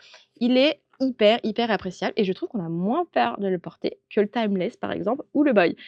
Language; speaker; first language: French; native; French